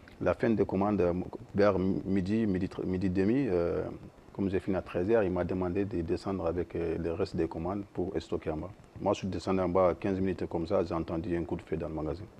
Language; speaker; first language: French; non-native, local second language; Soninke